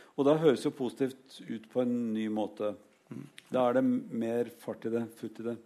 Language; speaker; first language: Norwegian; native; Norwegian